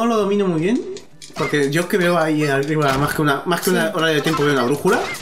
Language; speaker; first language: Spanish; native; Spanish